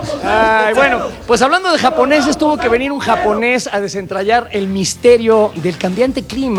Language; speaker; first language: Spanish; native; Spanish